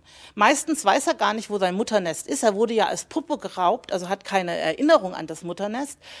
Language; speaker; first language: German; native; German